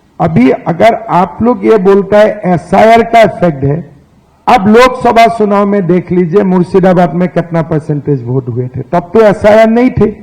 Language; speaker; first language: Hindi; non-native, local second language; Assamese